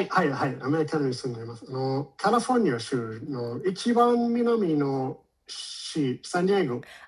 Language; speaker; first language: Japanese; non-native, learner; English